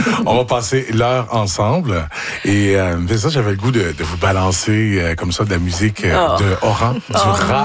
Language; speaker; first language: French; native; French